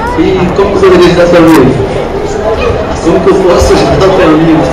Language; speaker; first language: Portuguese; native; Portuguese